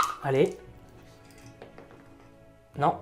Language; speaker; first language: French; native; French